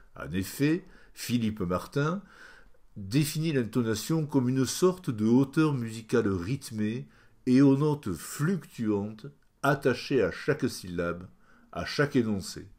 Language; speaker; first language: French; native; French